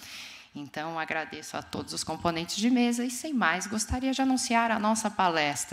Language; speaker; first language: Portuguese; native; Portuguese